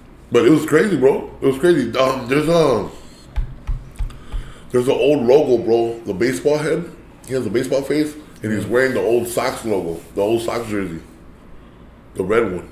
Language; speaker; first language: English; early bilingual, other home language; Spanish